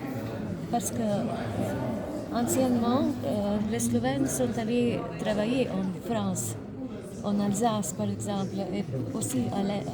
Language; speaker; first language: French; non-native, fluent; Slovenian